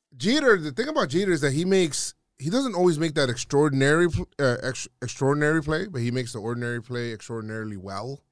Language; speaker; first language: English; native; English